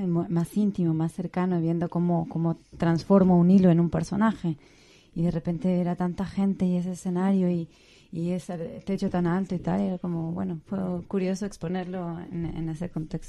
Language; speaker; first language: Spanish; native; Spanish